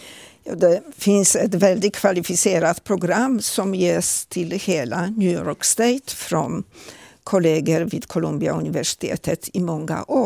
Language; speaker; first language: Swedish; non-native, fluent; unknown